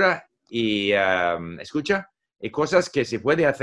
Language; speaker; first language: Spanish; non-native, fluent; English